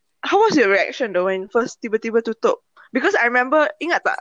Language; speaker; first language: English; non-native, local second language; Malay